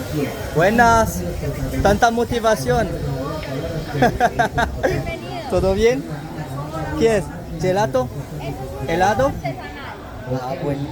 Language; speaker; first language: Spanish; non-native, learner; French